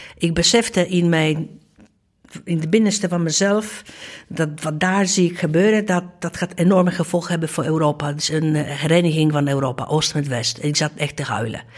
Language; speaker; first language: Dutch; non-native, fluent; Polish